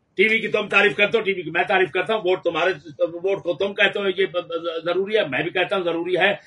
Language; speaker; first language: Urdu; non-native, local second language; Punjabi